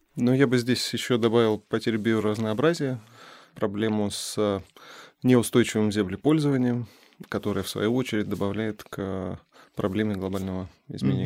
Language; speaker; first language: Russian; native; Russian